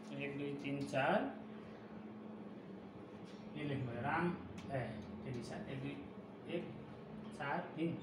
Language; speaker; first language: Nepali; native; Nepali